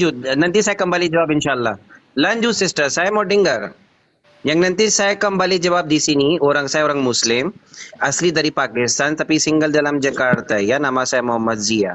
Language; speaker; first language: Indonesian; non-native, learner; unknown